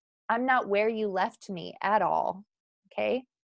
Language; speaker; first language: English; native; English